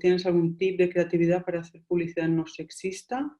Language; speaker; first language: Spanish; native; Spanish